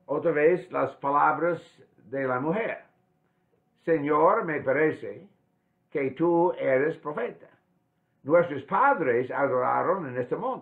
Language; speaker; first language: Spanish; non-native, fluent; English